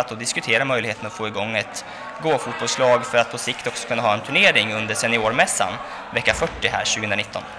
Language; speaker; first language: Swedish; native; Swedish